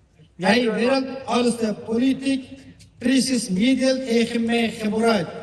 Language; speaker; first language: Dutch; non-native, learner; Uyghur